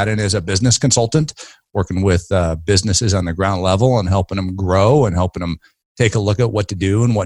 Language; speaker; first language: English; native; English